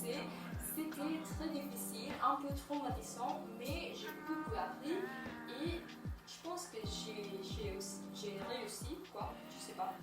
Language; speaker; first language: French; non-native, fluent; English